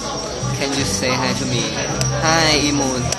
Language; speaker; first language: English; non-native, learner; Thai